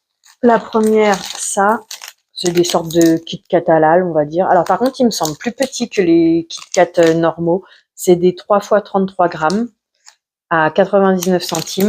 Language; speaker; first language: French; native; French